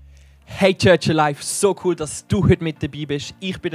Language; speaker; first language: German; native; German